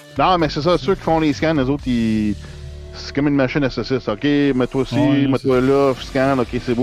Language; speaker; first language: French; native; French